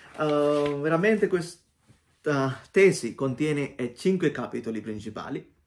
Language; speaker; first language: Italian; non-native, fluent; Sinhala